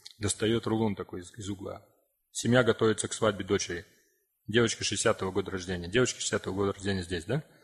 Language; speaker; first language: Russian; native; Russian